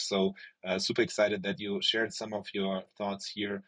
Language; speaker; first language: English; non-native, fluent; German